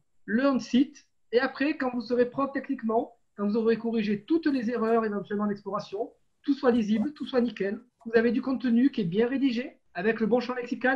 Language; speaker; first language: French; native; French